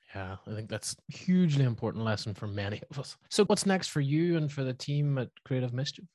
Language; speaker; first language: English; native; English